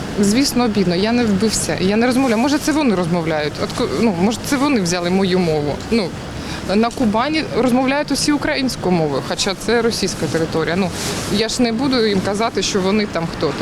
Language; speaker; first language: Ukrainian; non-native, local second language; Russian